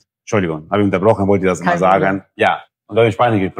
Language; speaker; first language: German; non-native, fluent; Spanish